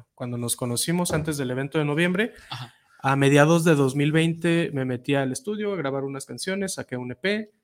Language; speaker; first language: Spanish; native; Spanish